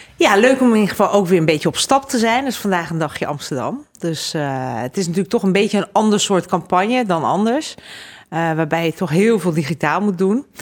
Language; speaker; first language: Dutch; native; Dutch